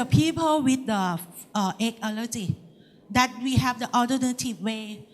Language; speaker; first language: English; non-native, learner; Thai